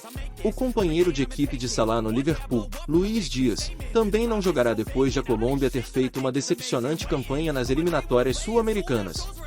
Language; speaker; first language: Portuguese; native; Portuguese